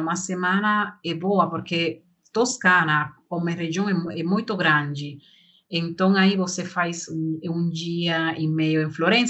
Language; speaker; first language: Portuguese; non-native, learner; Spanish